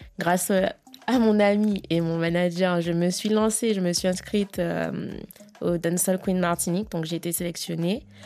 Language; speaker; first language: French; native; French